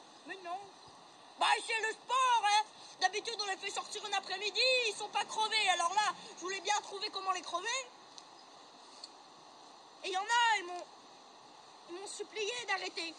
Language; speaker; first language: French; native; French